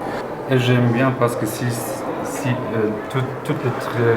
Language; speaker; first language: French; non-native, local second language; Luxembourgish